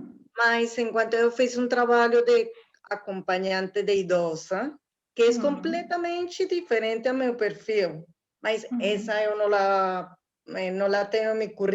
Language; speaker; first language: Portuguese; non-native, fluent; Spanish